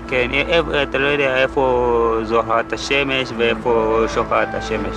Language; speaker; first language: Hebrew; non-native, learner; Amharic